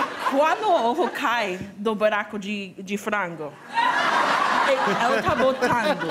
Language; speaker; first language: Portuguese; non-native, fluent; English